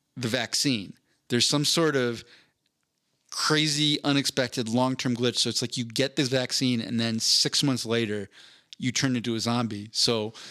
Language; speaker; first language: English; native; English